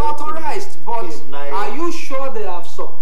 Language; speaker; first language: English; non-native, local second language; Yoruba